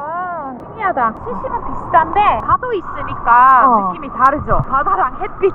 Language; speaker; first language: Korean; non-native, fluent; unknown